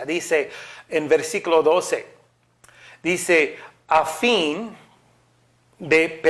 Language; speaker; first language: Spanish; non-native, fluent; English